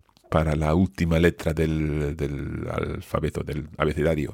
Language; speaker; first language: Spanish; native; Spanish